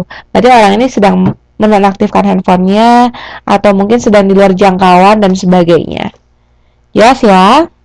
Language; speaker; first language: Indonesian; native; Indonesian